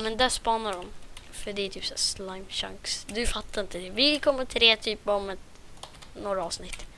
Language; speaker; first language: Swedish; native; Swedish